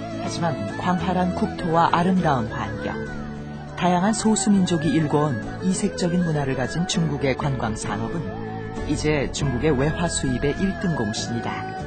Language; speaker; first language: Korean; native; Korean